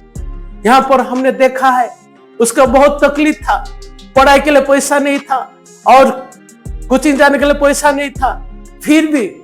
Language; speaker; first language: Hindi; non-native, local second language; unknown